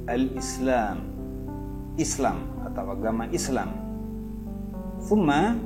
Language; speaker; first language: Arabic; non-native, fluent; Indonesian